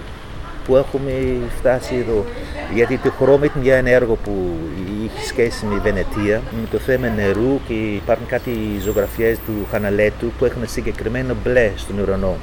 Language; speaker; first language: Greek; non-native, fluent; English